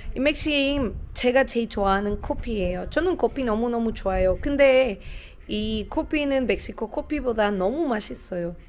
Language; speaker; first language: Korean; non-native, learner; Spanish